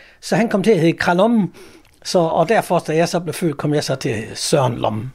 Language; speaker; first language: Danish; native; Danish